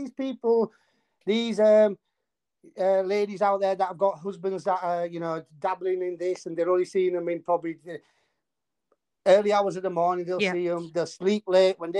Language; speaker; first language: English; native; English